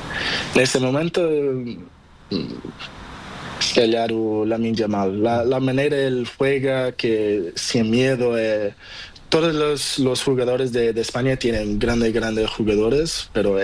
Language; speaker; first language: Spanish; non-native, learner; Portuguese